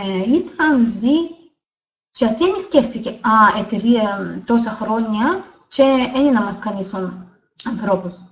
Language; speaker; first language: Greek; non-native, learner; Russian